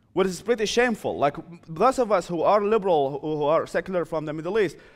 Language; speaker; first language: English; non-native, fluent; Arabic